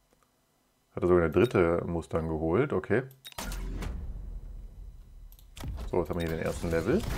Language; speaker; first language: German; native; German